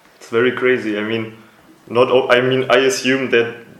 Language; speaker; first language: English; non-native, fluent; German